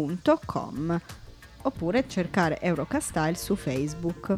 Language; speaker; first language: Italian; native; Italian